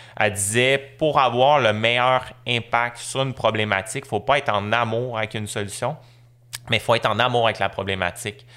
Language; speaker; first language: French; native; French